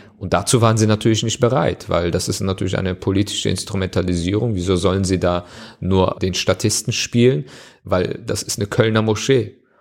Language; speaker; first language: German; early bilingual, other home language; Turkish